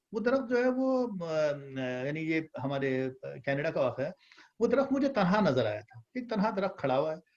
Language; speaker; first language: Urdu; native; Urdu